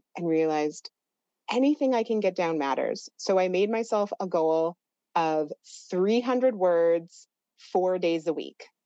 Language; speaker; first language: English; native; English